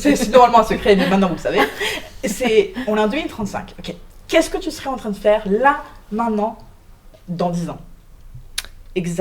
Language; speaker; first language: French; native; French